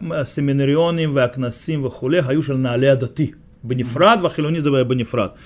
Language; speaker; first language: Hebrew; non-native, fluent; Russian